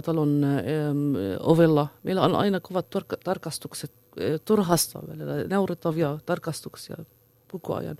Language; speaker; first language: Finnish; non-native, fluent; Arabic